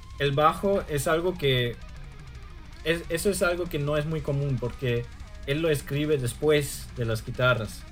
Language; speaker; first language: Spanish; early bilingual, heritage; German